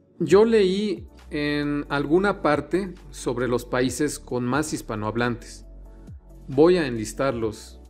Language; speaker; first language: Spanish; native; Spanish